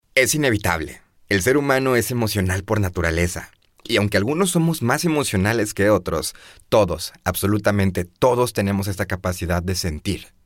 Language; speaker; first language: Spanish; native; Spanish